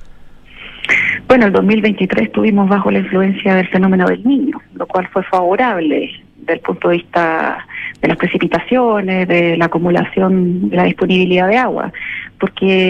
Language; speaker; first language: Spanish; native; Spanish